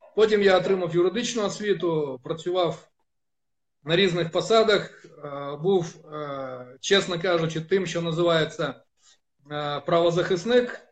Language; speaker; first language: Ukrainian; non-native, local second language; Russian